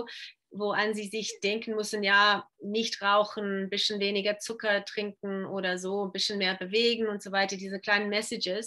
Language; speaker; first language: German; non-native, fluent; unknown